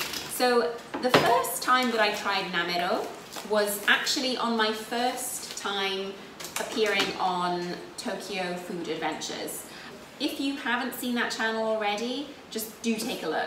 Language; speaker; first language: English; native; English